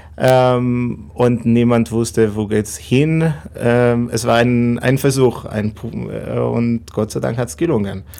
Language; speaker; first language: German; non-native, fluent; Hebrew